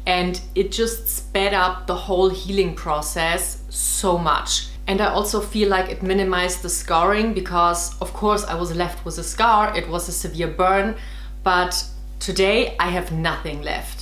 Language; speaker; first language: English; non-native, fluent; German